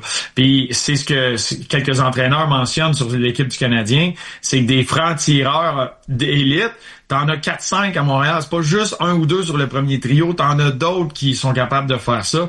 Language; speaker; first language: French; native; French